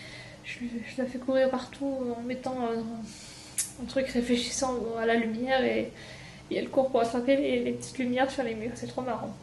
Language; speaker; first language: French; native; French